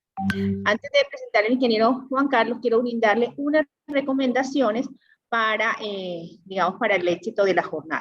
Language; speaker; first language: Spanish; native; Spanish